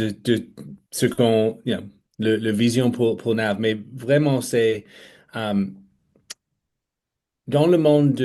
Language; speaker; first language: French; non-native, fluent; English